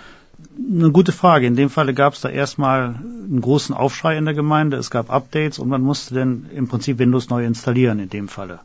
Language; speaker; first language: German; native; German